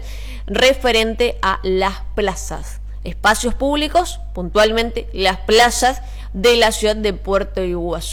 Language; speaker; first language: Spanish; native; Spanish